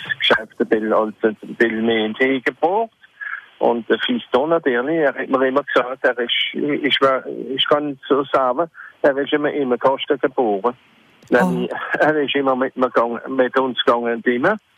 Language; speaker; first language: German; non-native, local second language; French